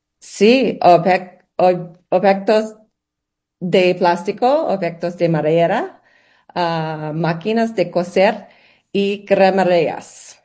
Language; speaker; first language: Spanish; non-native, learner; English